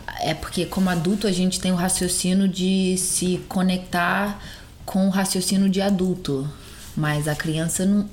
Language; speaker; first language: Portuguese; early bilingual, heritage; Portuguese